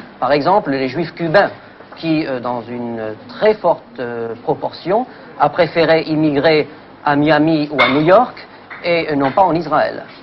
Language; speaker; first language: French; native; French